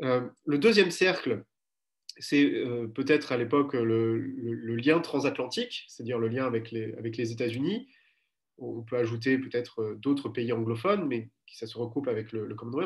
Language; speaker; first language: French; native; French